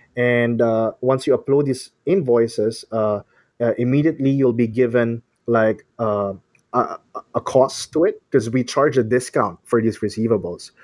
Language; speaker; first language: English; non-native, local second language; Filipino